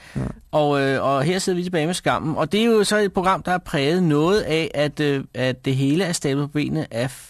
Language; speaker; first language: Danish; native; Danish